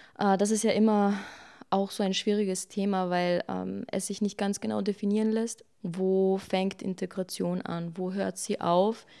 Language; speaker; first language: German; early bilingual, other home language; Bosnian